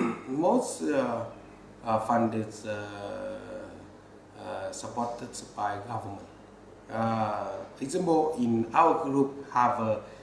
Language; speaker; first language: English; non-native, learner; Vietnamese